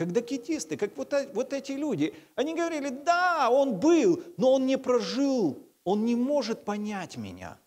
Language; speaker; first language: Russian; native; Russian